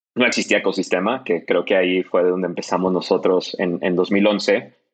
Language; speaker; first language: Spanish; native; Spanish